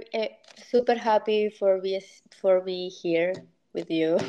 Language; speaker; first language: English; non-native, learner; Spanish